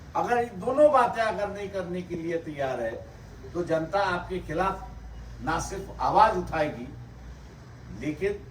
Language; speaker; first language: Hindi; non-native, local second language; Marathi